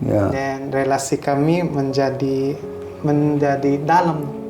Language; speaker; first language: Indonesian; non-native, fluent; Hiligaynon